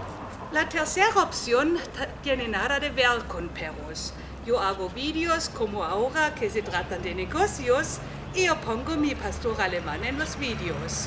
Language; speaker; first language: Spanish; non-native, fluent; German